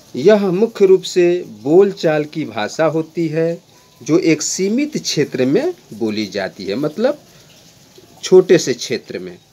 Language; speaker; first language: Hindi; native; Hindi